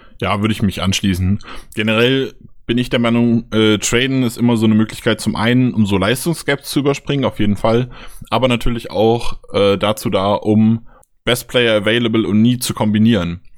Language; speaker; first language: German; native; German